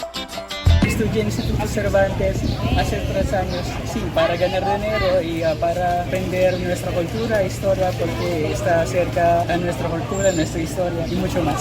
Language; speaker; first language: Spanish; non-native, learner; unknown